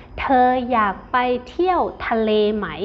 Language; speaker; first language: Thai; non-native, fluent; Burmese